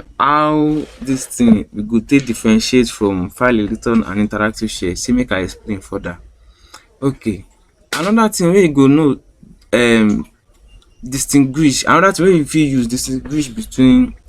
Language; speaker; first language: Nigerian Pidgin; native; Nigerian Pidgin